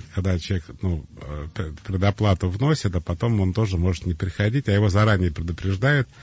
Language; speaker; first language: Russian; native; Russian